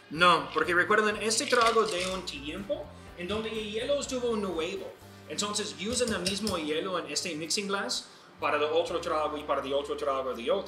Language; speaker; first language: Spanish; non-native, learner; English